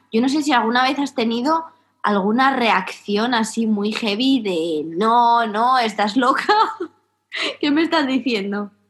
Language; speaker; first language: Spanish; native; Spanish